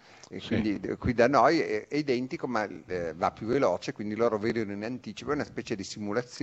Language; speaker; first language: Italian; native; Italian